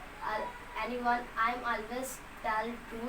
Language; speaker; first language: English; non-native, learner; Hindi